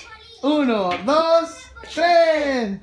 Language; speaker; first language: Spanish; native; Spanish